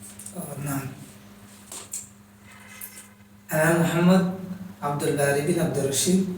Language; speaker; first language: Arabic; non-native, learner; Bangla